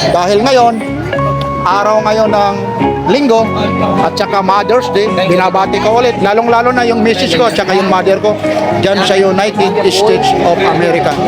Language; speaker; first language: Filipino; non-native, local second language; Waray